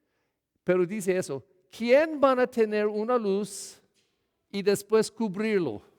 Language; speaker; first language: Spanish; non-native, fluent; English